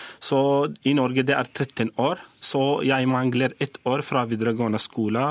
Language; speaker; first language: Norwegian; non-native, learner; Arabic